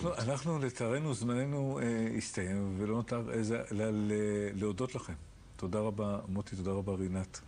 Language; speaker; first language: Hebrew; native; Hebrew